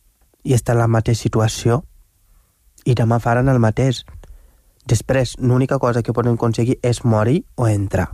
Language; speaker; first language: Catalan; non-native, fluent; Wolof